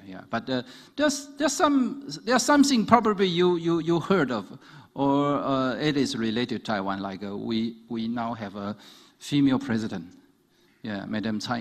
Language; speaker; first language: English; non-native, fluent; Chinese